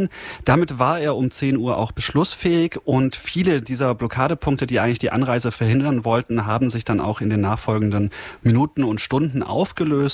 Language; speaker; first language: German; native; German